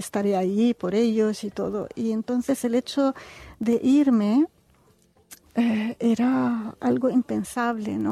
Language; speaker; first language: Spanish; non-native, fluent; Arabic